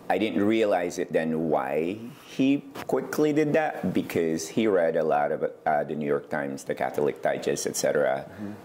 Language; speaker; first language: English; non-native, local second language; Iloko